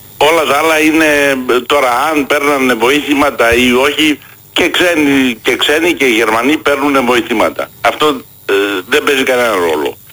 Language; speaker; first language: Greek; early bilingual, heritage; Greek